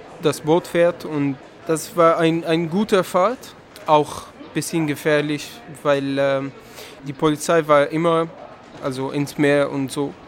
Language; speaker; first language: German; non-native, learner; Arabic